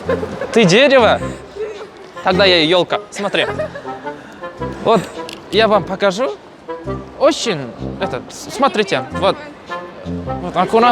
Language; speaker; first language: Russian; non-native, local second language; Kazakh